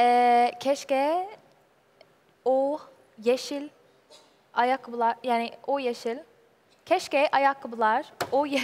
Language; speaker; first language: Turkish; non-native, learner; English